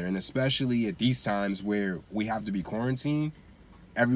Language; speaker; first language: English; native; English